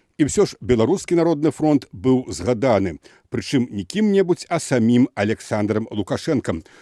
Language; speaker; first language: Belarusian; native; Belarusian